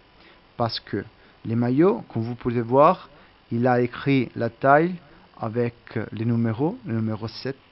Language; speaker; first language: French; non-native, learner; Italian